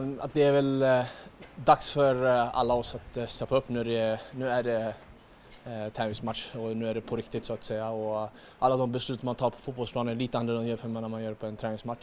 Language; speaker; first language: Swedish; native; Swedish